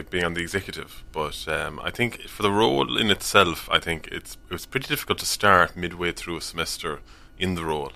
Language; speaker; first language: English; native; English